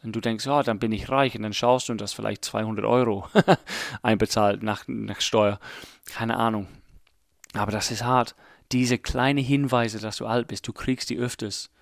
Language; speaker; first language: German; non-native, fluent; English